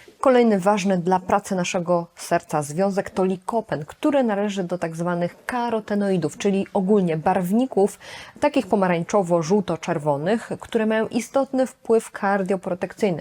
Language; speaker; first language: Polish; native; Polish